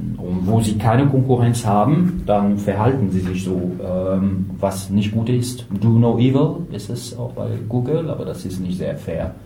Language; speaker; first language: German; non-native, fluent; French